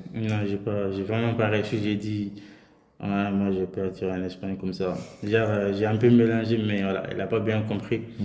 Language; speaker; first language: French; non-native, local second language; Soninke